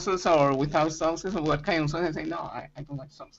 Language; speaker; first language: English; non-native, learner; Spanish